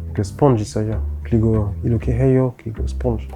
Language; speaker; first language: Korean; non-native, learner; French